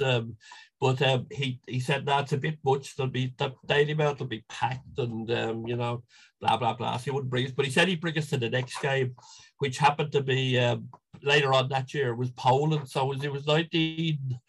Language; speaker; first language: English; native; English